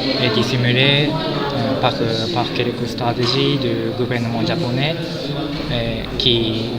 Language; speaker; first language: French; non-native, fluent; Japanese